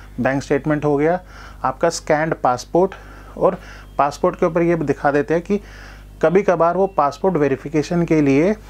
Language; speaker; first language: Hindi; non-native, local second language; Gujarati